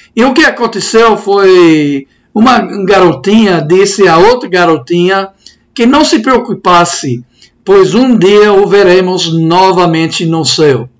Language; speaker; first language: Portuguese; non-native, fluent; English